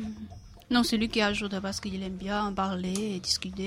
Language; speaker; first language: French; non-native, fluent; Chinese